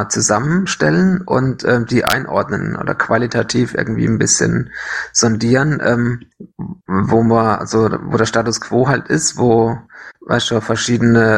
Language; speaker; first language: German; native; German